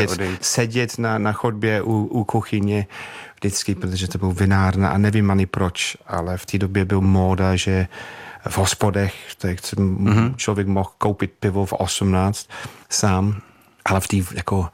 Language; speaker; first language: Czech; non-native, fluent; English